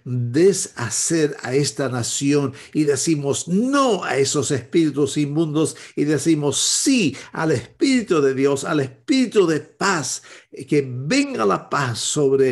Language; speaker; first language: Spanish; non-native, fluent; English